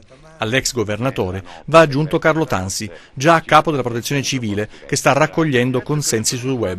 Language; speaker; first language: Italian; native; Italian